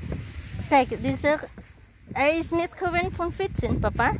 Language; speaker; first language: Dutch; non-native, learner; Filipino